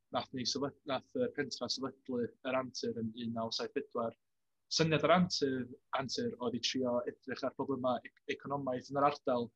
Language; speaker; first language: Welsh; native; Welsh